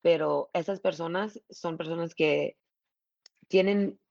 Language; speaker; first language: Spanish; early bilingual, other home language; English